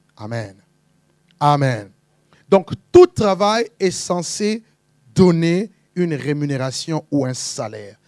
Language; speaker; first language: French; non-native, local second language; Lingala